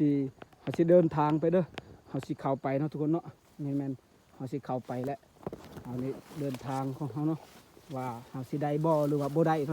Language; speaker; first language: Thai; non-native, local second language; Northeastern Thai